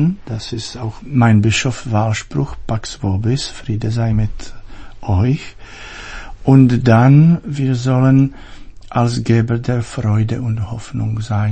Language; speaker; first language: German; non-native, fluent; Czech